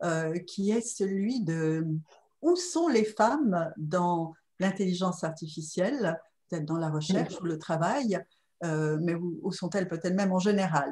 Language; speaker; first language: French; native; French